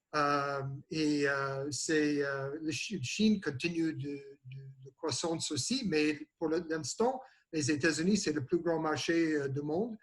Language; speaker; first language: French; non-native, learner; English